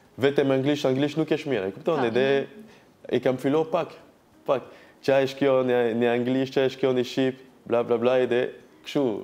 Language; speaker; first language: Albanian; non-native, learner; French